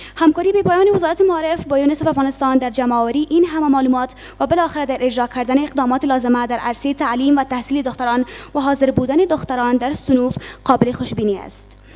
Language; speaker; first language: Persian; non-native, local second language; Pashto